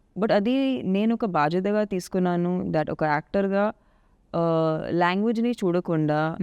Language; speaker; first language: Telugu; non-native, local second language; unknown